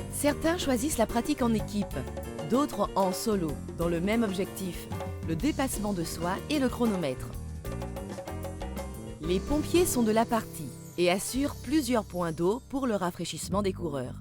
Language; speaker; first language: French; native; French